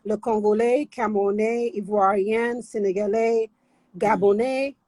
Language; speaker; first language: French; non-native, fluent; English